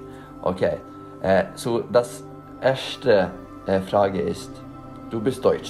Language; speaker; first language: German; non-native, learner; Norwegian